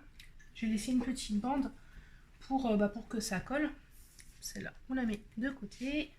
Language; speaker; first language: French; native; French